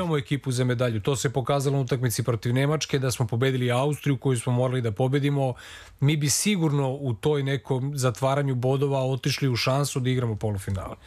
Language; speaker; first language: Serbian; native; Serbian